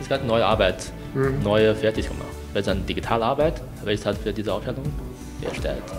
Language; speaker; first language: German; non-native, learner; Chinese